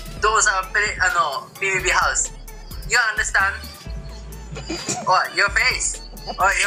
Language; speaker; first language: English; non-native, learner; Japanese